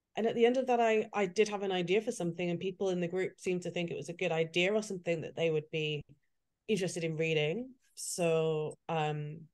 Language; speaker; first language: English; native; English